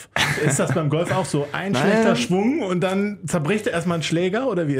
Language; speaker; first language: German; native; German